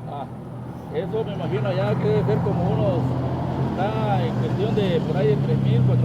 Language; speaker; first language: Spanish; native; Spanish